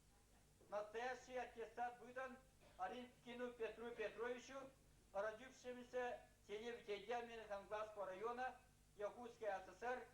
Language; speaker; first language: Russian; non-native, local second language; Yakut